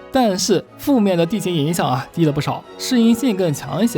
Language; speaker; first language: Chinese; native; Chinese